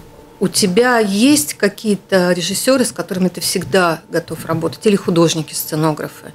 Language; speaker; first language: Russian; native; Russian